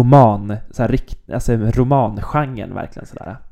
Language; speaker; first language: Swedish; native; Swedish